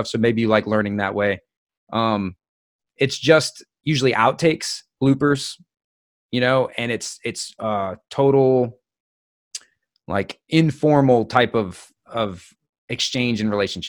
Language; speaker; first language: English; native; English